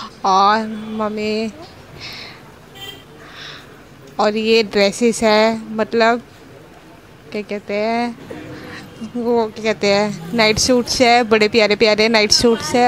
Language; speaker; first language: Hindi; native; Hindi